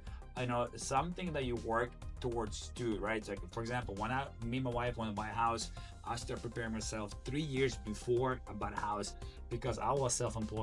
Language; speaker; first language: English; non-native, fluent; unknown